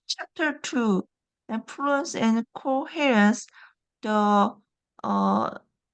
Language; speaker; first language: English; non-native, learner; Korean